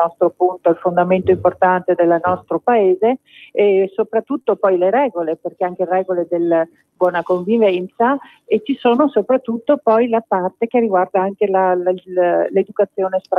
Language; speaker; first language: Italian; native; Italian